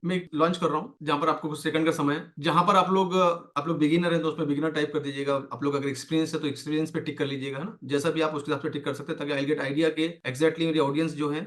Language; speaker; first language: Hindi; native; Hindi